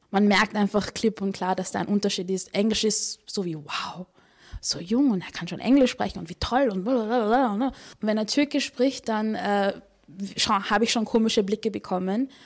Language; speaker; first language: German; native; German